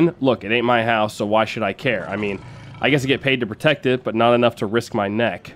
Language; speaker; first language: English; native; English